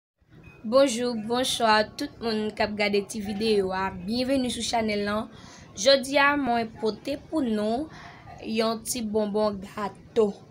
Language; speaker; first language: French; non-native, learner; Haitian Creole